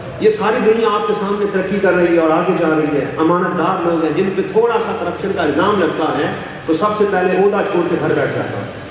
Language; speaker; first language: Urdu; non-native, local second language; Punjabi